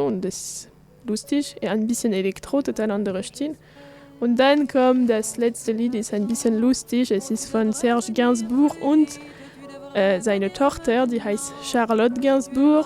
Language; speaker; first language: German; non-native, fluent; French